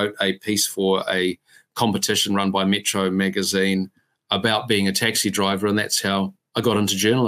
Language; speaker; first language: English; native; English